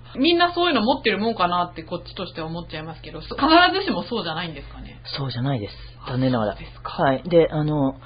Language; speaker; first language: Japanese; native; Japanese